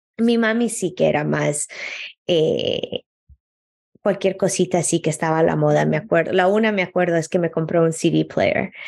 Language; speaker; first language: Spanish; early bilingual, heritage; Spanish